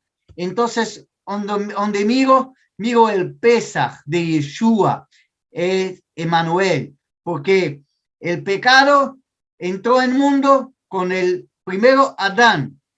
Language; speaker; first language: Spanish; non-native, fluent; Portuguese